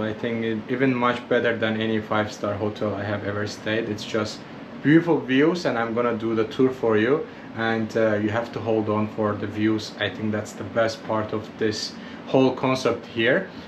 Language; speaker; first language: English; non-native, fluent; Azerbaijani